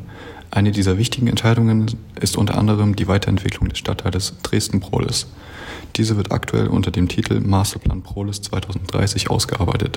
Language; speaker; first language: German; native; German